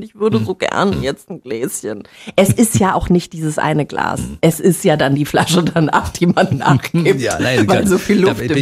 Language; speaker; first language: German; native; German